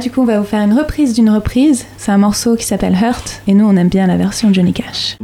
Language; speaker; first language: French; native; French